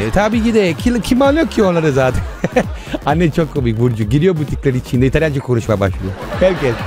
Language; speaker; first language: Turkish; non-native, learner; Italian